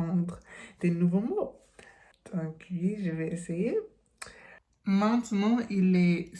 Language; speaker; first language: French; non-native, learner; English